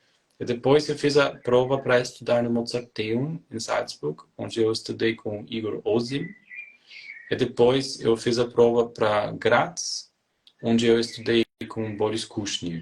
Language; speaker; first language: Portuguese; non-native, fluent; German